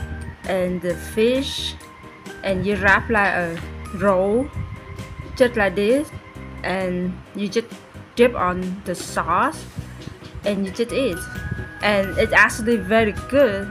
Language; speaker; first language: English; non-native, learner; Vietnamese